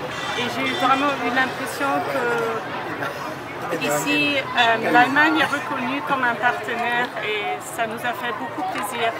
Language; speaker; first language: French; non-native, fluent; German